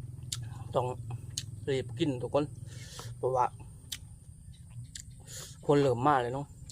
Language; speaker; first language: Thai; non-native, local second language; Northeastern Thai